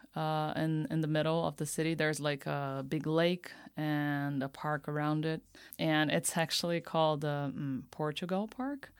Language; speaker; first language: English; non-native, fluent; Portuguese